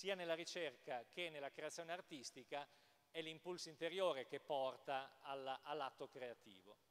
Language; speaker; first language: Italian; native; Italian